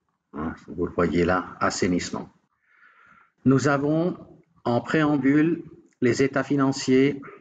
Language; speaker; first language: French; native; French